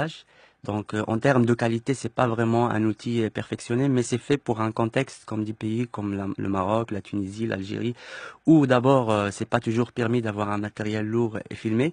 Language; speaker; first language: French; non-native, local second language; Arabic